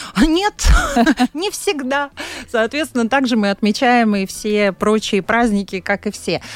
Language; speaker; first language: Russian; native; Russian